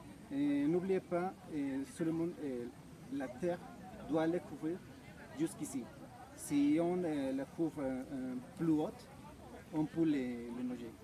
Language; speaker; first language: French; non-native, learner; Spanish